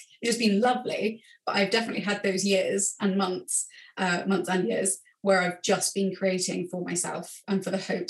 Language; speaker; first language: English; native; English